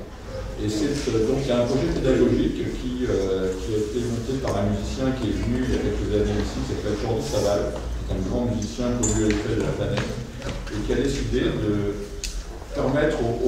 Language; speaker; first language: French; native; French